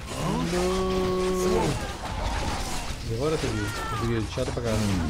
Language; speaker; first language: Portuguese; native; Portuguese